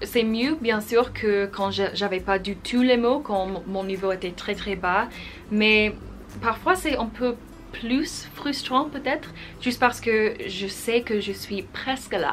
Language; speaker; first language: French; non-native, fluent; English